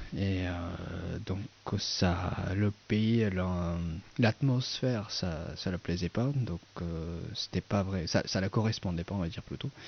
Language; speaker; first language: French; non-native, fluent; Persian